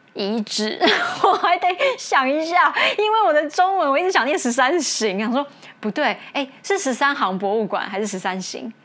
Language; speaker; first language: Chinese; non-native, local second language; Min Nan Chinese